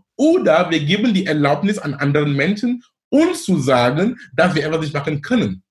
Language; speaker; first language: German; non-native, fluent; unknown